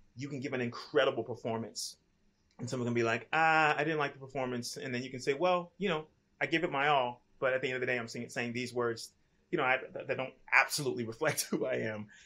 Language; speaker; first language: English; native; English